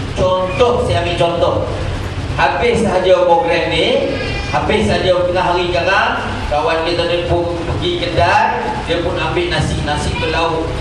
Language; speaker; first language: Malay; native; Malay